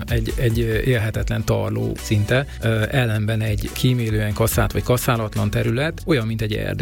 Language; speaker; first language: Hungarian; native; Hungarian